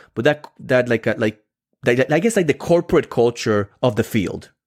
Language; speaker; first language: English; non-native, fluent; Spanish